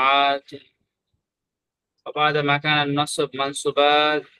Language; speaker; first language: Arabic; non-native, fluent; Bangla